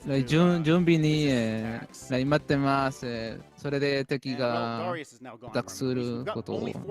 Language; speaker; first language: Japanese; non-native, learner; Spanish